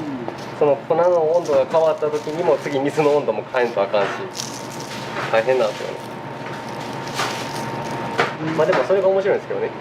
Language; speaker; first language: Japanese; native; Japanese